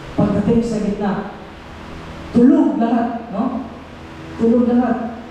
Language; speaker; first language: Filipino; non-native, local second language; Cebuano